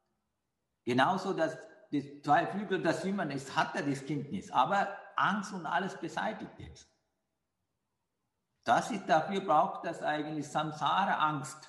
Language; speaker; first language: German; non-native, fluent; Sinhala